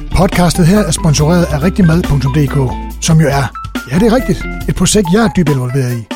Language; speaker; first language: Danish; native; Danish